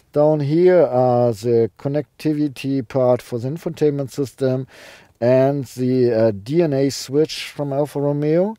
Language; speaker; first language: English; non-native, fluent; German